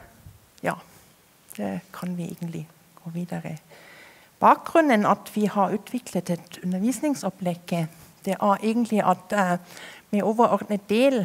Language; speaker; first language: Norwegian; non-native, fluent; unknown